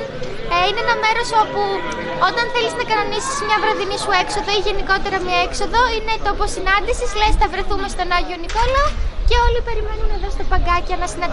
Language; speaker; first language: Greek; native; Greek